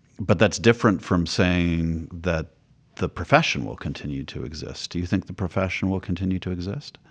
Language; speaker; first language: English; native; English